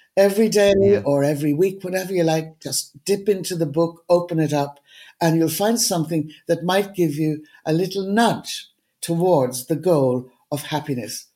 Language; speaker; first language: English; native; English